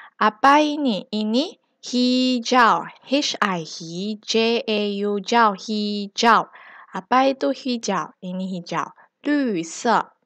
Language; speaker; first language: Malay; non-native, local second language; Chinese